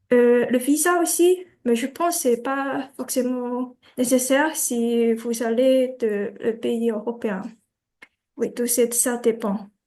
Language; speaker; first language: French; non-native, learner; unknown